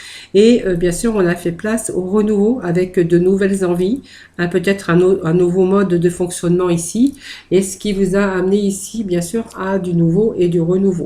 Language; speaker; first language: French; native; French